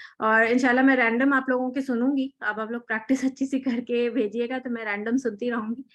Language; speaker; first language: Urdu; native; Urdu